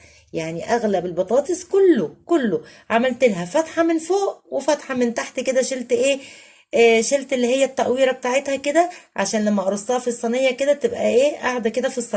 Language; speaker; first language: Arabic; native; Arabic